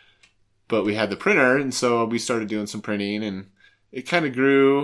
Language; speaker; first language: English; native; English